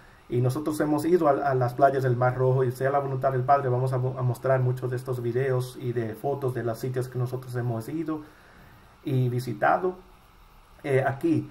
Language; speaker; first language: Spanish; early bilingual, heritage; Spanish